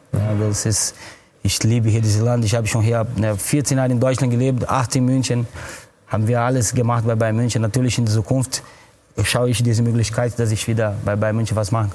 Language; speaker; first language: German; non-native, fluent; Portuguese